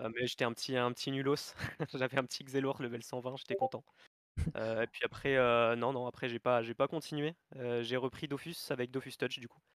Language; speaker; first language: French; native; French